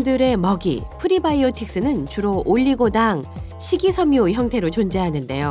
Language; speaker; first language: Korean; native; Korean